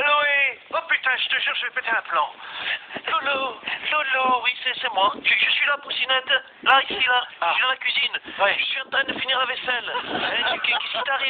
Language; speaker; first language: French; native; French